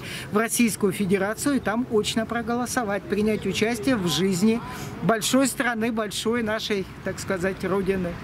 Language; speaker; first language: Russian; native; Russian